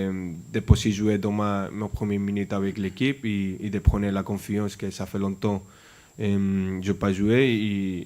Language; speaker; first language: French; non-native, fluent; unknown